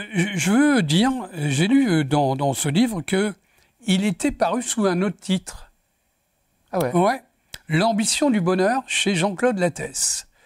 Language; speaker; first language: French; native; French